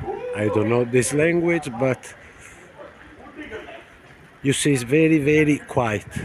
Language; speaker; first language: English; non-native, learner; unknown